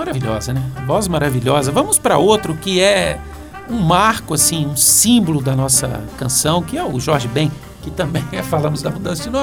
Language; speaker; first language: Portuguese; native; Portuguese